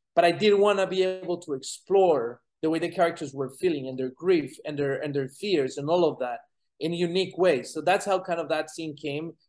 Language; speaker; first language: English; non-native, fluent; Spanish